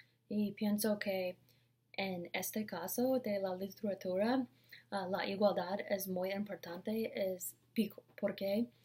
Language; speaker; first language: Spanish; non-native, learner; English